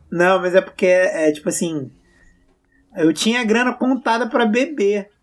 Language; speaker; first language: Portuguese; native; Portuguese